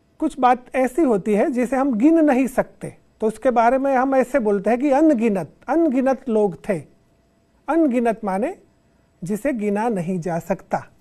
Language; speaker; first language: Hindi; non-native, local second language; Gujarati